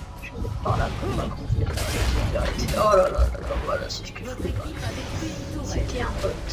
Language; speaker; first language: French; native; French